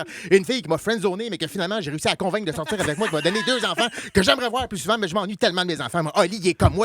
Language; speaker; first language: French; native; French